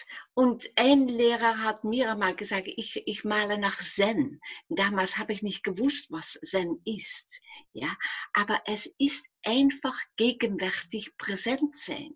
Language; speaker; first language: German; non-native, fluent; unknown